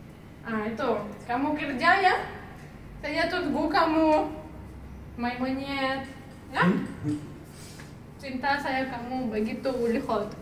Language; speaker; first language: Indonesian; non-native, learner; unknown